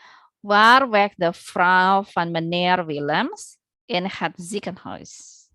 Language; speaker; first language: Dutch; non-native, learner; Indonesian